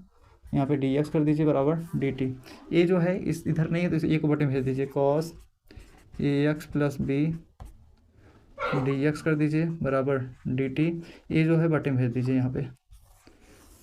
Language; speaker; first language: Hindi; native; Hindi